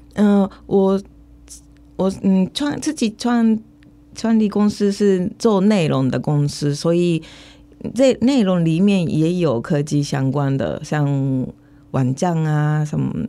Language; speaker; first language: Chinese; non-native, fluent; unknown